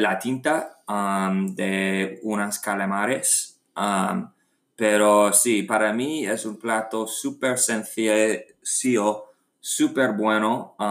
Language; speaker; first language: Spanish; non-native, learner; English